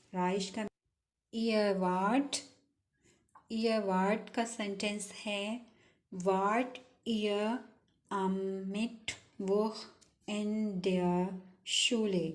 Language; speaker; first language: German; non-native, fluent; Urdu